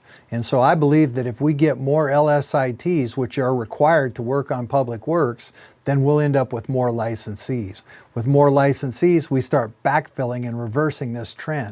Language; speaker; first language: English; native; English